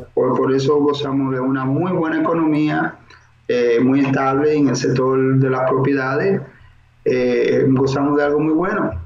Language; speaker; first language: Spanish; native; Spanish